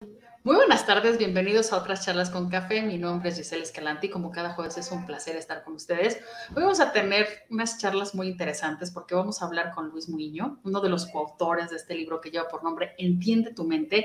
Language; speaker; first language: Spanish; native; Spanish